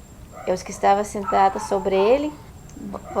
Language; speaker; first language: Portuguese; non-native, fluent; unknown